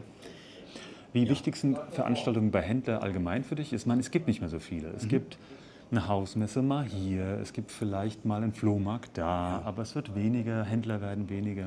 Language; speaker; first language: German; native; German